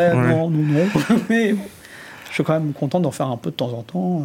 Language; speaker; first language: French; native; French